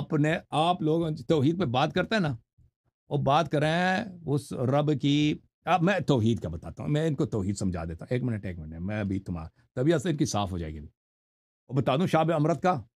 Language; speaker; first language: Urdu; non-native, fluent; Persian